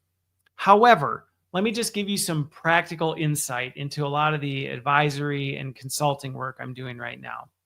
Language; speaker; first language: English; native; English